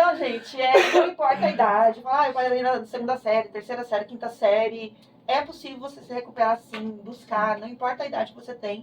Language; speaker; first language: Portuguese; native; Portuguese